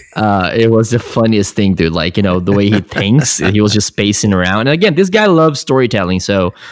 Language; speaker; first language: English; non-native, fluent; Portuguese